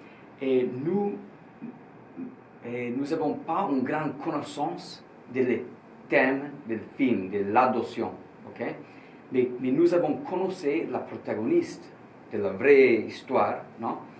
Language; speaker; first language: French; non-native, learner; Italian